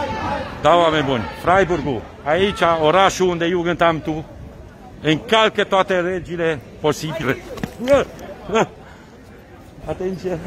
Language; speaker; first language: Romanian; native; Romanian